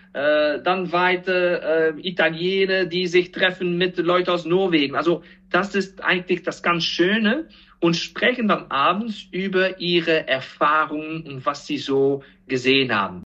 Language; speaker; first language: German; non-native, fluent; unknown